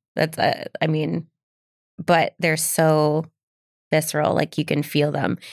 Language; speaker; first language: English; native; English